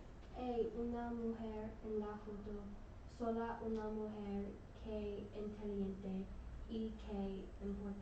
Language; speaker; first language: Spanish; non-native, learner; English